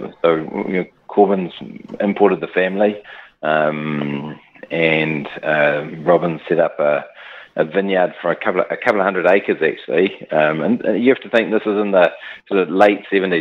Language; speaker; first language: English; native; English